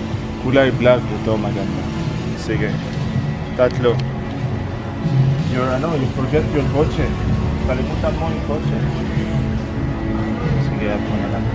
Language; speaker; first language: Filipino; non-native, learner; Arabic